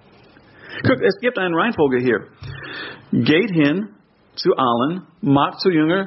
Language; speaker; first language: German; non-native, fluent; English